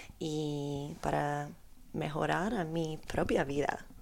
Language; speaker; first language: Spanish; non-native, learner; Polish